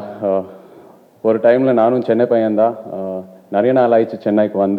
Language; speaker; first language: Tamil; non-native, local second language; Telugu